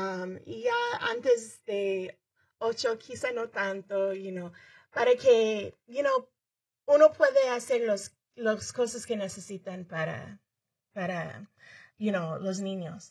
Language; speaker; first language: Spanish; early bilingual, heritage; Spanish